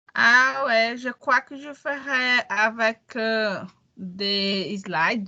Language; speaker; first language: French; non-native, learner; Portuguese